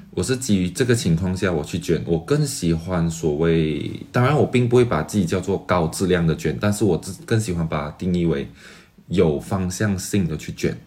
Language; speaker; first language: Chinese; native; Chinese